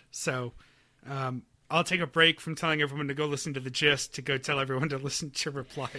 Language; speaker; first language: English; native; English